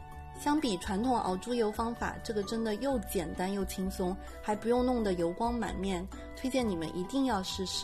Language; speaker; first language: Chinese; native; Chinese